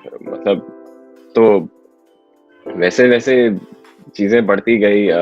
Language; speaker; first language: Hindi; native; Hindi